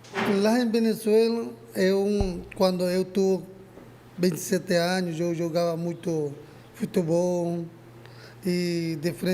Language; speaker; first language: Portuguese; non-native, learner; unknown